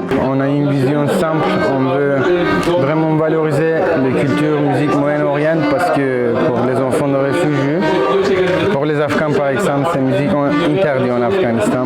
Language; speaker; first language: French; non-native, fluent; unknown